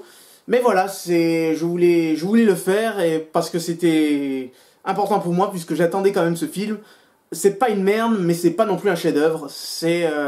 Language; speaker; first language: French; native; French